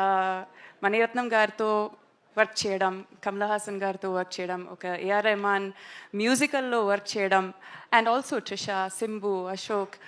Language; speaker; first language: Telugu; non-native, local second language; Tamil